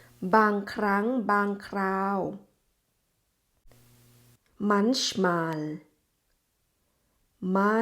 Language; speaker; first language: German; non-native, fluent; Thai